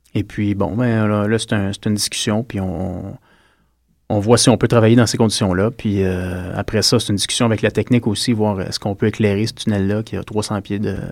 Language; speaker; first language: French; native; French